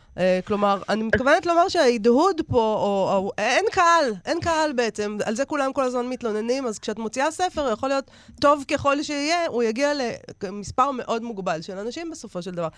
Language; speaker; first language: Hebrew; native; Hebrew